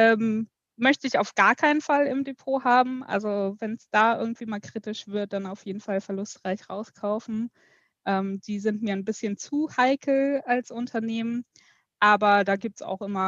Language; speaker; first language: German; native; German